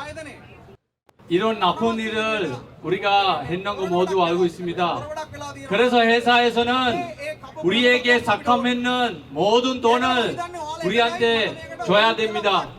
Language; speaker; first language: Korean; non-native, fluent; Sinhala